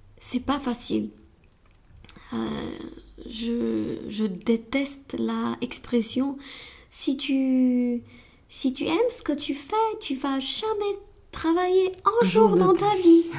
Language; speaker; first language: French; non-native, learner; Romanian